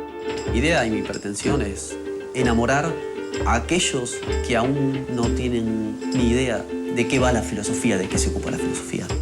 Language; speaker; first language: Spanish; native; Spanish